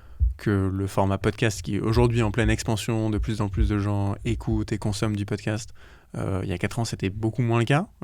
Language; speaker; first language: French; native; French